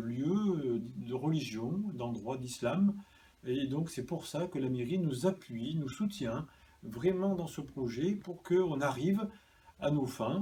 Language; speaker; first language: French; native; French